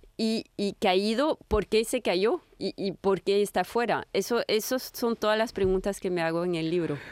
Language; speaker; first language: Spanish; non-native, fluent; French